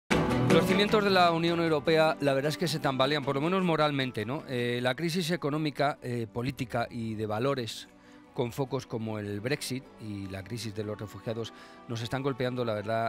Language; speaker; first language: Spanish; native; Spanish